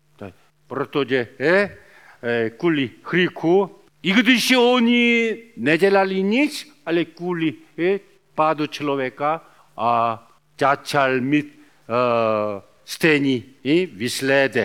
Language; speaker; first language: Czech; non-native, learner; Korean